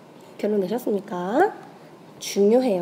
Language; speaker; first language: Korean; native; Korean